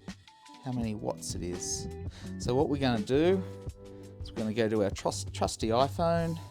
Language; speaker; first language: English; native; English